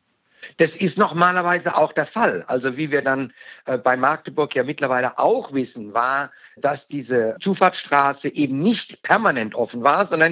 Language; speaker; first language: German; native; German